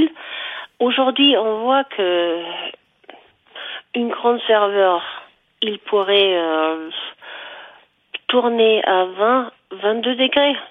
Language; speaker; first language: French; non-native, fluent; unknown